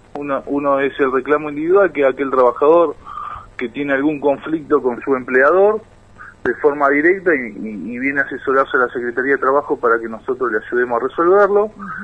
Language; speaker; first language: Spanish; native; Spanish